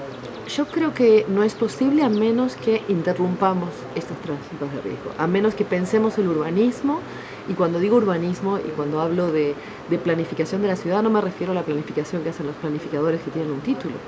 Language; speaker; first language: Spanish; native; Spanish